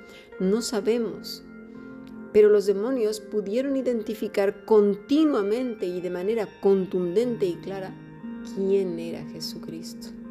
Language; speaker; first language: Spanish; native; Spanish